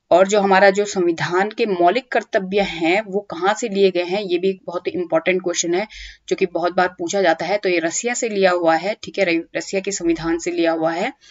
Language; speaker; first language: Hindi; native; Hindi